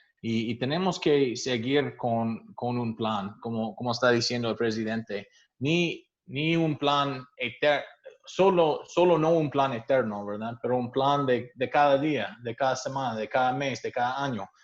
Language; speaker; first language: Spanish; non-native, fluent; English